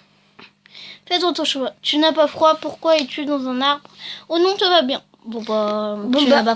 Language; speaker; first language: French; native; French